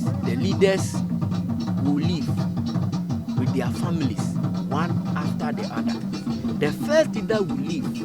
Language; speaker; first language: English; non-native, local second language; Akan